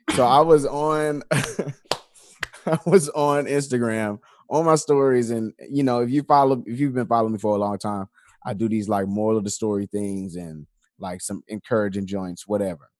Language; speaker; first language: English; native; English